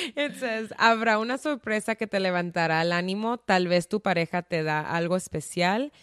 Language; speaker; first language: Spanish; early bilingual, heritage; Spanish